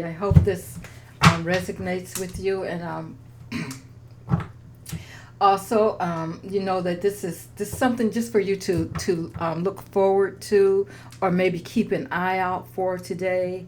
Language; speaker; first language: English; native; English